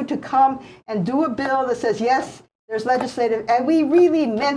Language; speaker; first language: English; native; English